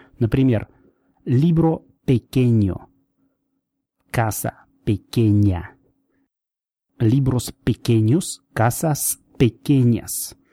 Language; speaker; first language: Spanish; non-native, fluent; Russian